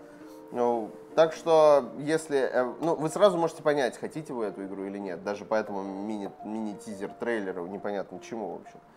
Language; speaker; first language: Russian; native; Russian